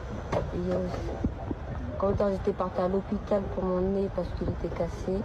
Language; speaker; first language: French; native; French